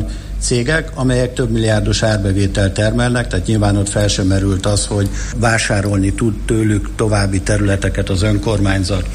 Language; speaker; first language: Hungarian; native; Hungarian